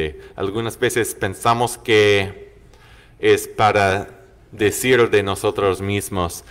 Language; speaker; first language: Spanish; non-native, fluent; English